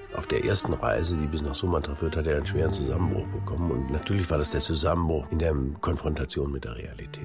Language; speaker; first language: German; native; German